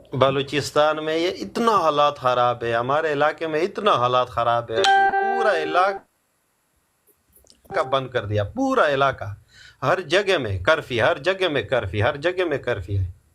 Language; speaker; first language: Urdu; non-native, local second language; Pashto